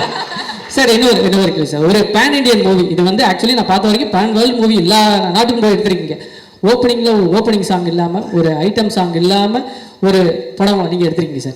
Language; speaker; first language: Tamil; native; Tamil